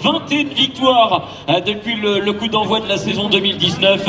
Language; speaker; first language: French; native; French